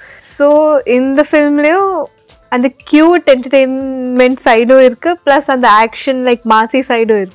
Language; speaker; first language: Tamil; non-native, learner; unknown